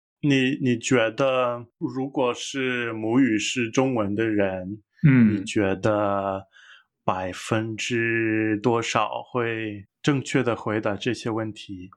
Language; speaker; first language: Chinese; non-native, fluent; English